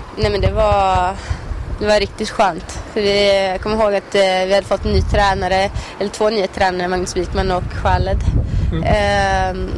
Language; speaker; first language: Swedish; early bilingual, other home language; Albanian